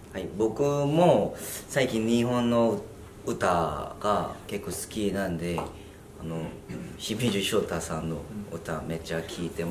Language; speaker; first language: Japanese; non-native, fluent; Korean